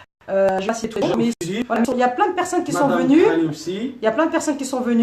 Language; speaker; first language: French; native; French